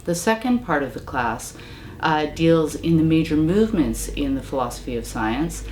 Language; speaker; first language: English; native; English